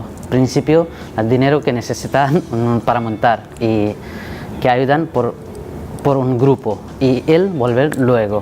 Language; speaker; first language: Spanish; non-native, learner; Nepali